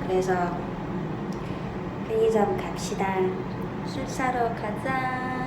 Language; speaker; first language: Korean; non-native, learner; Malay